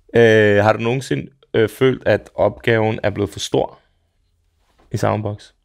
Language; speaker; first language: Danish; early bilingual, other home language; Serbian